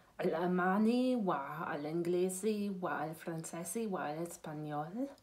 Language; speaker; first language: Arabic; non-native, learner; German